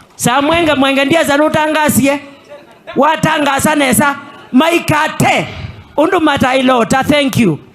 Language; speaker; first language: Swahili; non-native, local second language; Kamba